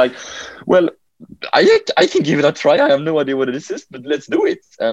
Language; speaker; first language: English; non-native, fluent; Swedish